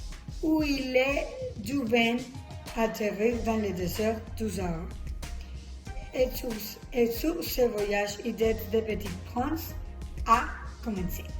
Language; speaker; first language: French; non-native, learner; Spanish